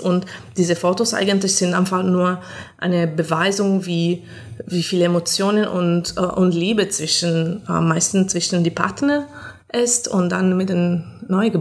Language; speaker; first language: German; non-native, fluent; Italian